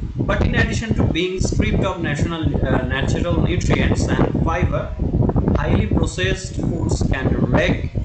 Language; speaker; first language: English; non-native, local second language; Bangla